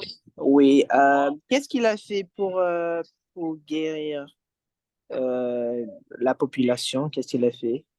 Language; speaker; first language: French; non-native, fluent; English